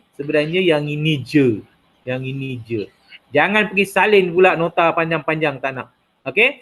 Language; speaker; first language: Malay; non-native, local second language; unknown